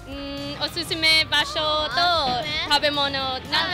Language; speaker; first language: Japanese; non-native, learner; English